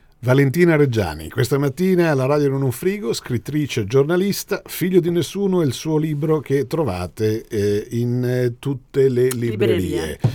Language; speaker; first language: Italian; native; Italian